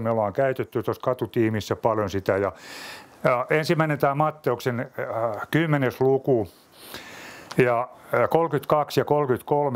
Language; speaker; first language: Finnish; native; Finnish